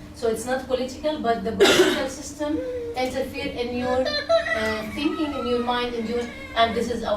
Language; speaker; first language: English; non-native, learner; Arabic